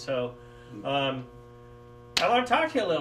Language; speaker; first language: English; native; English